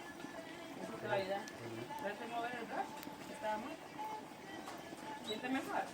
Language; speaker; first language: Spanish; native; Spanish